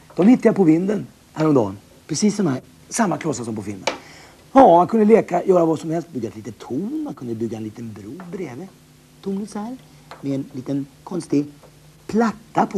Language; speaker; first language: Swedish; native; Swedish